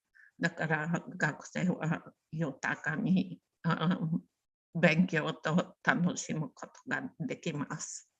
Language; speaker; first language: Japanese; non-native, learner; Bulgarian